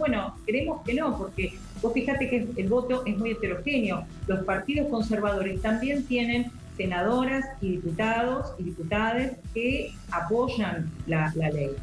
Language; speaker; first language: Spanish; native; Spanish